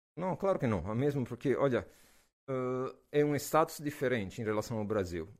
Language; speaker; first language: Portuguese; non-native, fluent; Italian